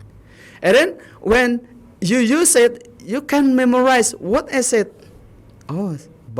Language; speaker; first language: English; non-native, learner; Indonesian